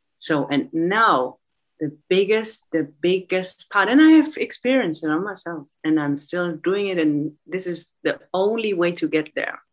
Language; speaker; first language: English; non-native, fluent; German